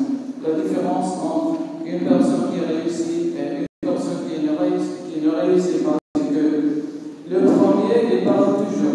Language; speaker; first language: French; non-native, local second language; Arabic